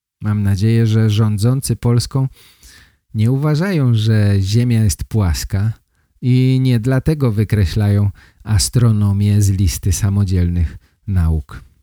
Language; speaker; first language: Polish; native; Polish